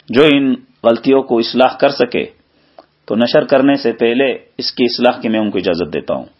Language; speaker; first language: Urdu; native; Urdu